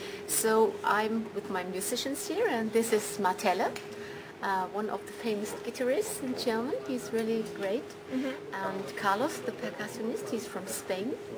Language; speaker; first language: English; non-native, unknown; German